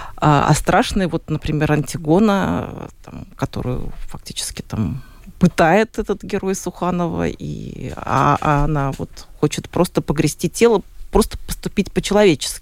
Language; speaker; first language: Russian; native; Russian